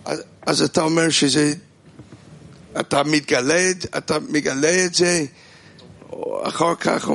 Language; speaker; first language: Hebrew; non-native, fluent; Russian